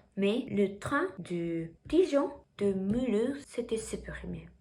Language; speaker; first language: French; non-native, learner; Japanese